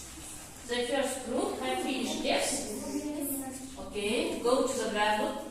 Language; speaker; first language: English; non-native, learner; Russian